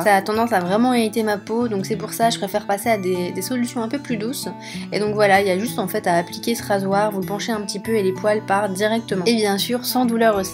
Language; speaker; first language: French; native; French